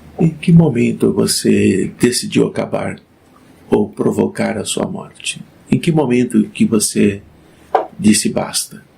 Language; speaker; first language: Portuguese; native; Portuguese